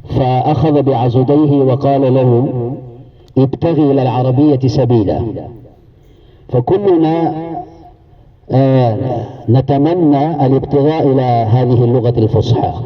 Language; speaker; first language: Arabic; non-native, fluent; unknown